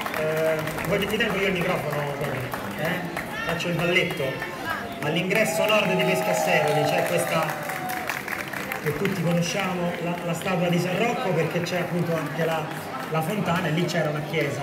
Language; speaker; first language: Italian; native; Italian